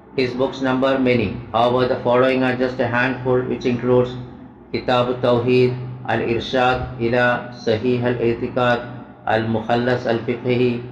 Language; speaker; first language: English; non-native, local second language; Malayalam